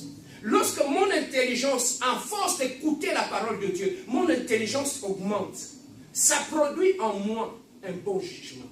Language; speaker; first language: French; non-native, local second language; Lingala